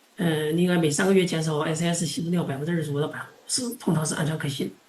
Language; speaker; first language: Chinese; non-native, local second language; Indonesian